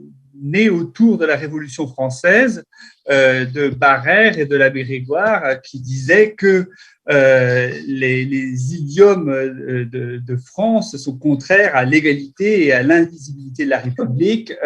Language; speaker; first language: French; native; French